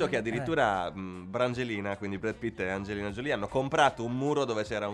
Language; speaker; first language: Italian; native; Italian